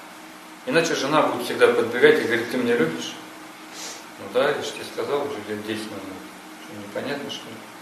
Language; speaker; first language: Russian; native; Russian